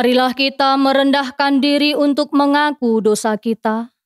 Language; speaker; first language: Indonesian; native; Indonesian